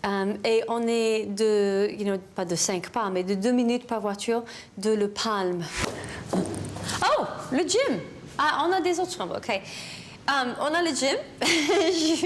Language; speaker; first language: French; non-native, learner; English